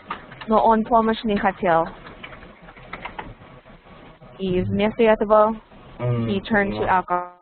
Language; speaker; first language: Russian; non-native, learner; English